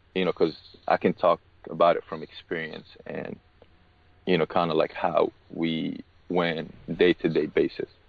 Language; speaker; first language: English; early bilingual, other home language; Arabic